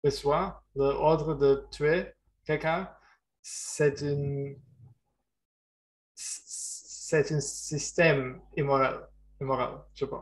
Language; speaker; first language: French; non-native, learner; German